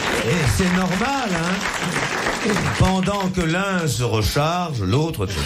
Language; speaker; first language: French; native; French